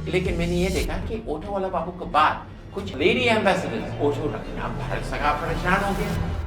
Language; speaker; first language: Hindi; non-native, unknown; English